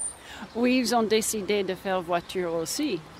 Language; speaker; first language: French; non-native, learner; English